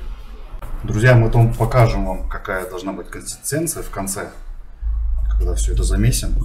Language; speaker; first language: Russian; native; Russian